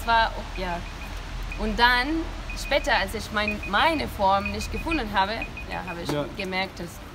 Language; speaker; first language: German; non-native, learner; Spanish